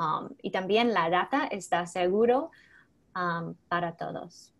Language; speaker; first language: Spanish; non-native, fluent; English